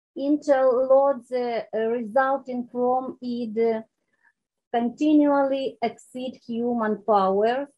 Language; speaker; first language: English; non-native, learner; Ukrainian